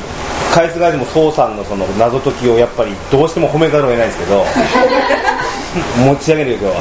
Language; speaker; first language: Japanese; native; Japanese